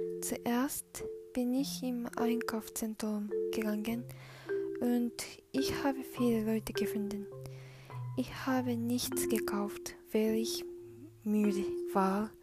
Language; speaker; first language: German; non-native, learner; Japanese